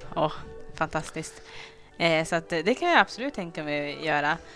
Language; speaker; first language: Swedish; early bilingual, other home language; Kinyarwanda